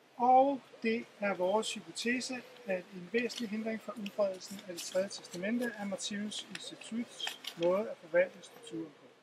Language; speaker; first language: Danish; native; Danish